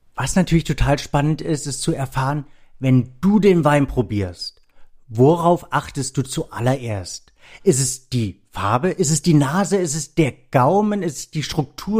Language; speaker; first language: German; native; German